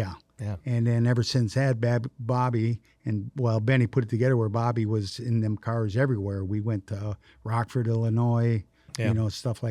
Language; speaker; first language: English; native; English